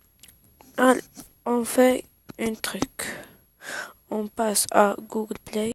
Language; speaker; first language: French; non-native, learner; Arabic